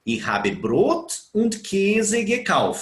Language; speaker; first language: German; non-native, fluent; Portuguese